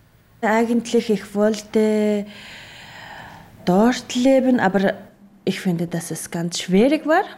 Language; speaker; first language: German; non-native, learner; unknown